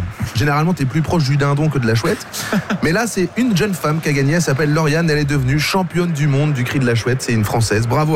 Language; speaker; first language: French; native; French